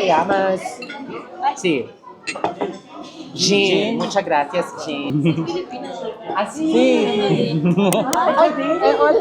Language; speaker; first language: Spanish; non-native, learner; Filipino